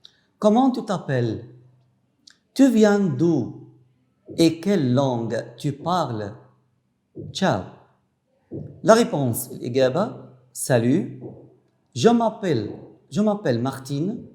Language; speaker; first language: French; non-native, fluent; Arabic